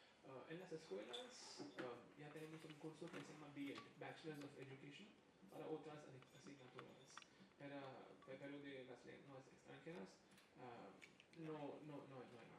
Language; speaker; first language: Spanish; non-native, fluent; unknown